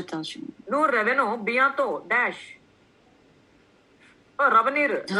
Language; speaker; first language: French; non-native, fluent; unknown